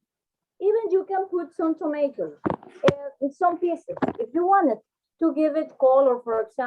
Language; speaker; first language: English; non-native, fluent; Spanish